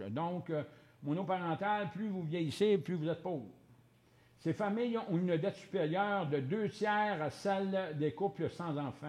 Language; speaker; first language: French; native; French